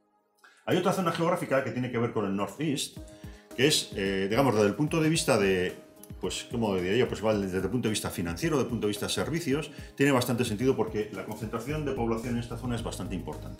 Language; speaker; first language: Spanish; native; Spanish